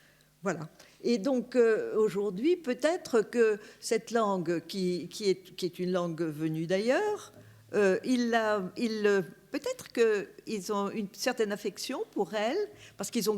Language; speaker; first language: French; native; French